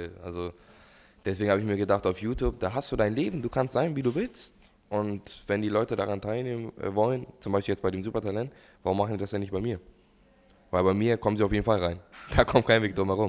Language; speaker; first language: German; native; German